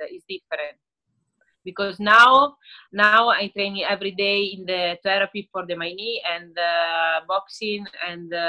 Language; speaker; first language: English; non-native, learner; Italian